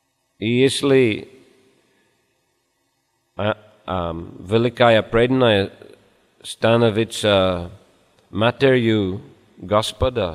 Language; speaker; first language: Russian; non-native, fluent; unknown